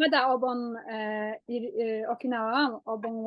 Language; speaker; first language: Japanese; non-native, learner; Polish